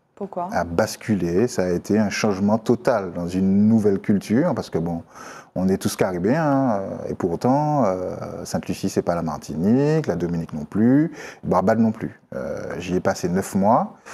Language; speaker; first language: French; native; French